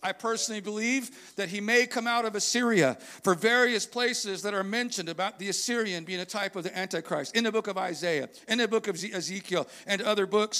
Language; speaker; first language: English; native; English